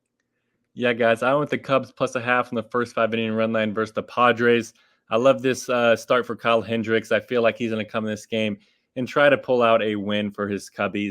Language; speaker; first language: English; native; English